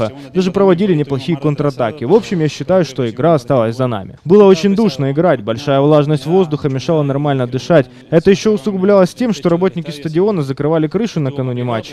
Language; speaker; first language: Russian; native; Russian